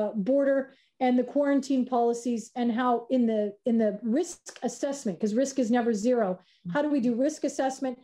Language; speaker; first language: English; native; English